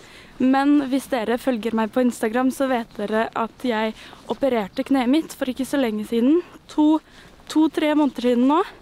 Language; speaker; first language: Norwegian; non-native, fluent; French